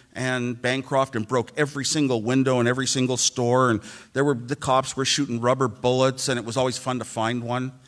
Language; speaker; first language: English; native; English